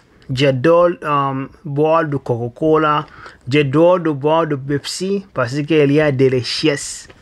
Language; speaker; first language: French; non-native, learner; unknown